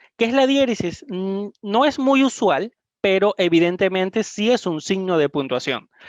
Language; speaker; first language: Spanish; native; Spanish